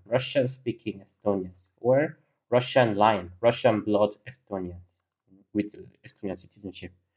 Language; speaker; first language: English; non-native, fluent; Korean